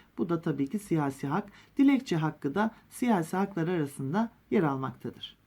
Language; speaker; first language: Turkish; native; Turkish